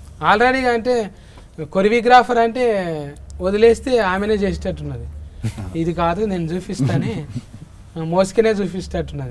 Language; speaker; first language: Telugu; native; Telugu